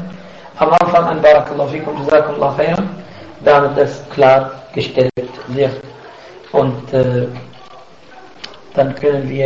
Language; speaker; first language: German; non-native, fluent; Arabic